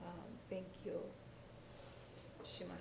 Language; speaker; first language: Japanese; non-native, learner; English